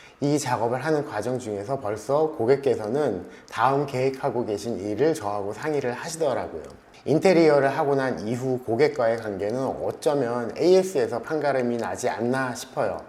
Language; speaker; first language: Korean; native; Korean